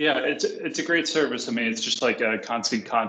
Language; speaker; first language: English; native; English